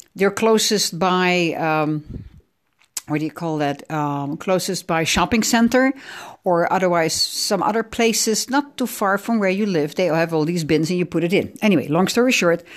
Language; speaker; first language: English; non-native, fluent; Dutch